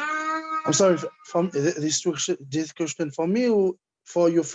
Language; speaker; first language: English; non-native, learner; French